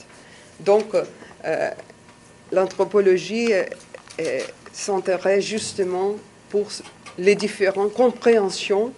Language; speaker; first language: French; non-native, fluent; Portuguese